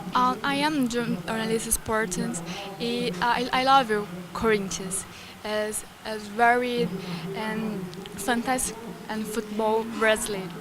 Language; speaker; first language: English; non-native, learner; Portuguese